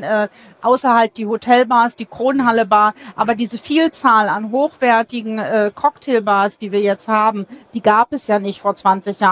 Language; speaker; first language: German; native; German